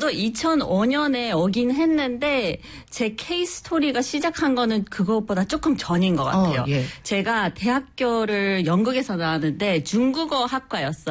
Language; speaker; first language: Korean; non-native, fluent; English